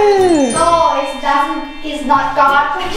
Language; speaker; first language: English; non-native, learner; Thai